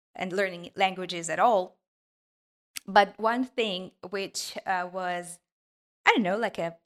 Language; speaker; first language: English; non-native, fluent; Ukrainian